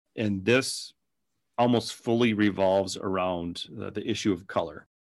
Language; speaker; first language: English; native; English